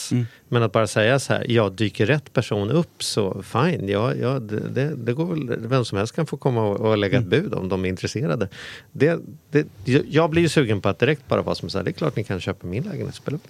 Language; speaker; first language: Swedish; native; Swedish